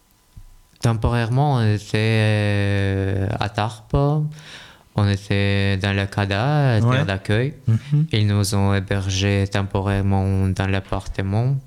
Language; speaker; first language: French; non-native, fluent; Russian